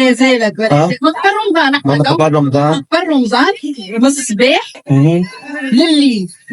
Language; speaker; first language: Arabic; native; Arabic